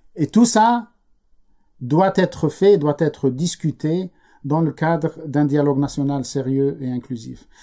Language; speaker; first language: French; non-native, local second language; Arabic